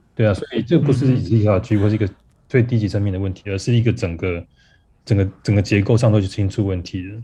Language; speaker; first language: Chinese; native; Chinese